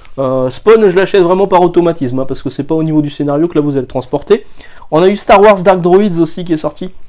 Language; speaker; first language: French; native; French